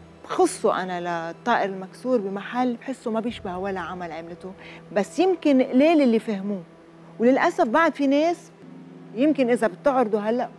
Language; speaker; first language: Arabic; native; Arabic